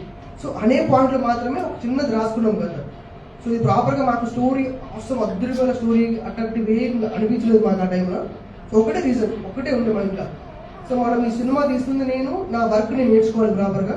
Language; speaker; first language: Telugu; native; Telugu